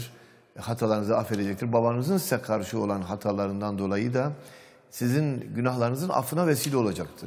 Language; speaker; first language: Turkish; native; Turkish